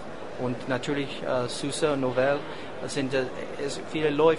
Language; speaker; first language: German; non-native, learner; English